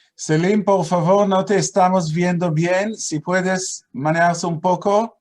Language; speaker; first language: Spanish; non-native, fluent; Hebrew